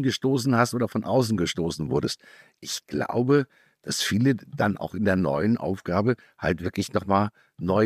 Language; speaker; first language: German; native; German